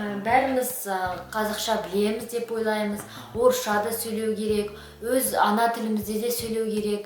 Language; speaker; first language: Kazakh; non-native, local second language; Uyghur